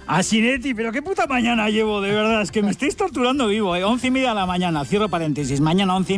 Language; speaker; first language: Spanish; native; Spanish